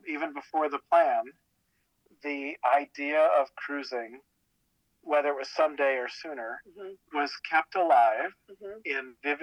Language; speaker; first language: English; native; English